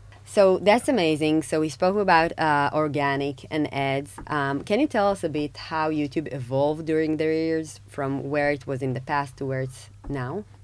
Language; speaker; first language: English; non-native, fluent; Hebrew